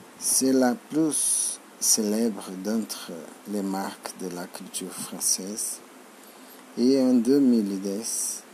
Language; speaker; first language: French; non-native, learner; Portuguese